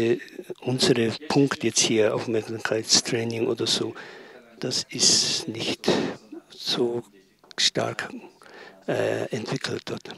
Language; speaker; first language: German; non-native, learner; Tibetan